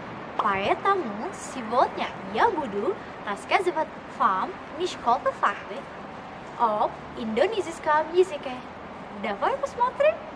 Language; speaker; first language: Russian; non-native, learner; Indonesian